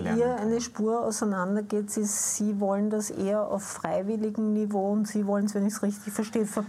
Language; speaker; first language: German; native; German